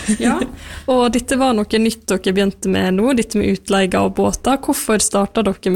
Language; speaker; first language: Norwegian; native; Norwegian